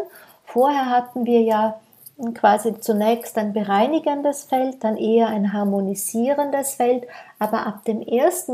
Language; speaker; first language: German; native; German